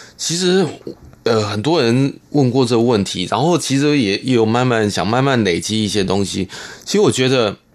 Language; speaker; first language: Chinese; non-native, local second language; Hakka Chinese